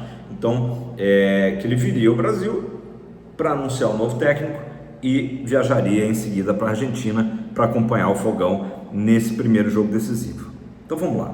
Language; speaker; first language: Portuguese; native; Portuguese